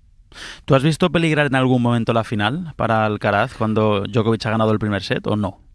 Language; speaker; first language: Spanish; native; Spanish